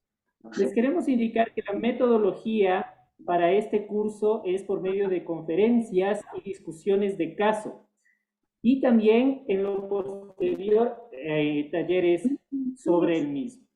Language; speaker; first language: Spanish; native; Spanish